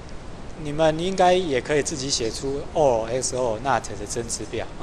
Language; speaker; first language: Chinese; native; Chinese